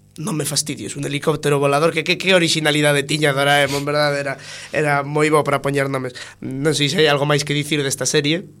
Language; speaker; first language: Galician; non-native, local second language; Spanish